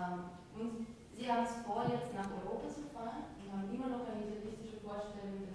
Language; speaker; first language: German; non-native, fluent; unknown